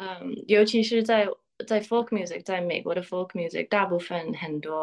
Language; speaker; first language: Chinese; early bilingual, other home language; English